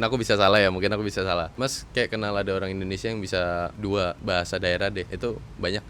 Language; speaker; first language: Indonesian; native; Indonesian